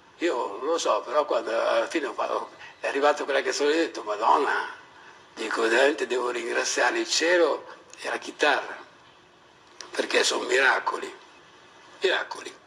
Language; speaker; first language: Italian; native; Italian